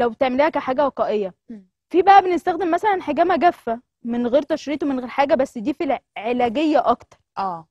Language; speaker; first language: Arabic; native; Arabic